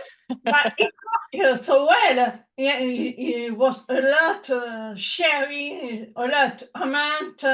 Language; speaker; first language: English; non-native, learner; French